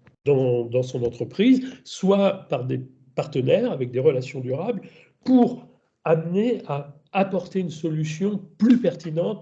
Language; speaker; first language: French; native; French